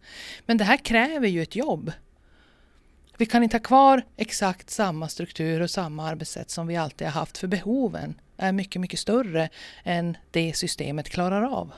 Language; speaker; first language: Swedish; native; Swedish